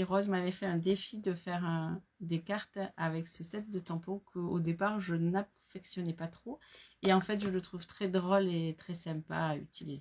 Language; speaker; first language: French; native; French